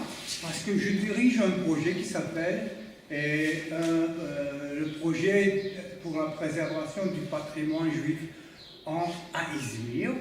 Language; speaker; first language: French; non-native, fluent; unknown